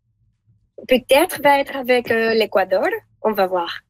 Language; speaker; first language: French; non-native, learner; Spanish